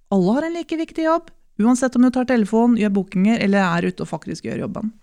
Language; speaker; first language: Norwegian; native; Norwegian